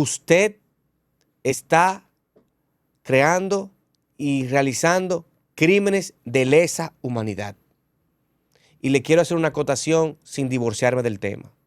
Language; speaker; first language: Spanish; native; Spanish